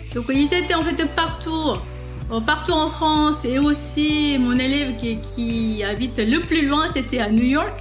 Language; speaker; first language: French; non-native, fluent; Korean